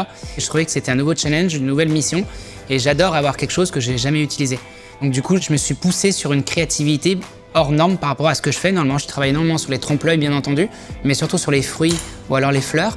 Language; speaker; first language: French; native; French